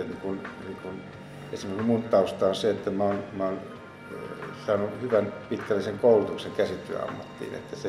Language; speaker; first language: Finnish; native; Finnish